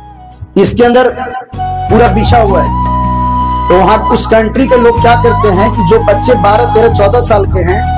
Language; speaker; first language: Hindi; native; Hindi